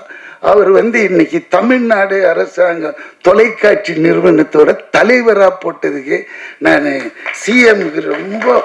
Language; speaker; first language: Tamil; native; Tamil